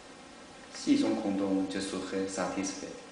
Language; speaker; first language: French; non-native, learner; Chinese